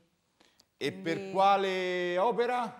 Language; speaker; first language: Italian; non-native, learner; Spanish